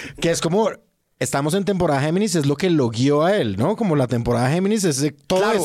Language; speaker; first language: Spanish; native; Spanish